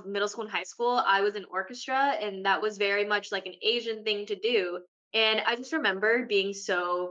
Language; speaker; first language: English; early bilingual, other home language; Korean